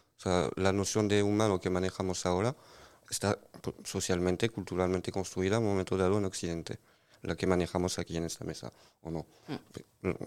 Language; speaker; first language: Spanish; non-native, fluent; French